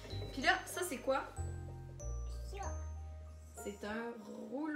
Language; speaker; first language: French; native; French